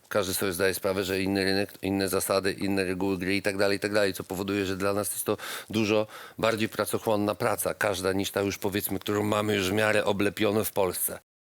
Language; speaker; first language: Polish; native; Polish